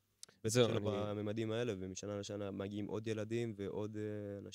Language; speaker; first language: Hebrew; native; Hebrew